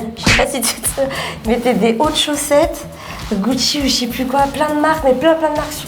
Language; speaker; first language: French; native; French